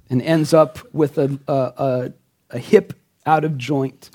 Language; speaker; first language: English; native; English